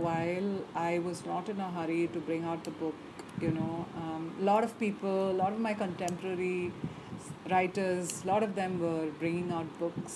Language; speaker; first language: English; non-native, local second language; Malayalam